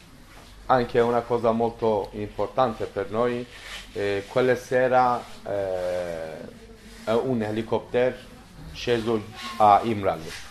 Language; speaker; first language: Italian; non-native, learner; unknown